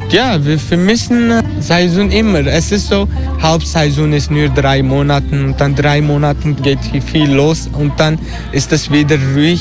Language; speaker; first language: German; non-native, fluent; Turkish